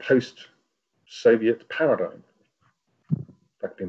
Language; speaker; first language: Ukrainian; non-native, learner; English